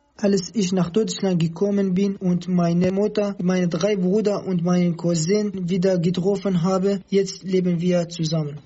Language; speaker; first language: German; non-native, learner; Kurdish